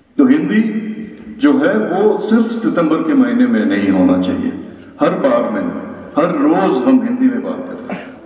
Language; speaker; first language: Hindi; non-native, local second language; Bangla